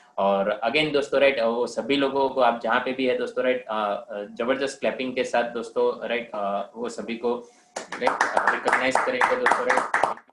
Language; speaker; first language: Hindi; non-native, local second language; Gujarati